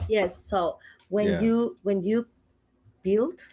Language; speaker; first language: English; non-native, learner; Spanish